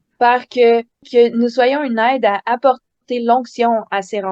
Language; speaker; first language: French; native; French